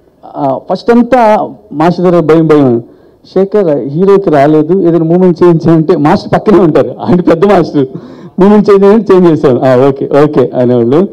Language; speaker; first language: Telugu; native; Telugu